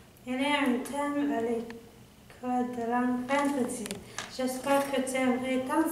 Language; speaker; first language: French; non-native, learner; Danish